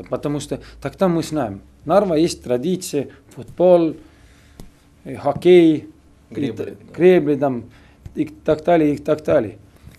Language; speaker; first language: Russian; non-native, learner; Estonian